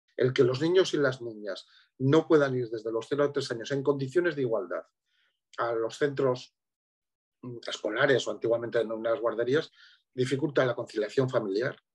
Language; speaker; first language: Spanish; native; Spanish